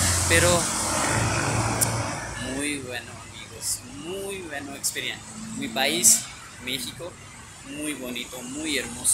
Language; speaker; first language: Spanish; non-native, learner; Urdu